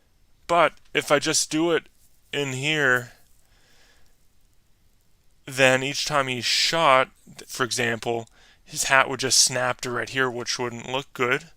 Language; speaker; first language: English; native; English